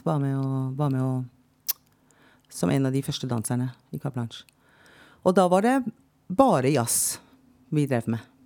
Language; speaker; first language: Norwegian; non-native, fluent; English